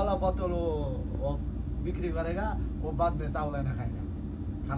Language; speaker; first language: Hindi; non-native, learner; Bangla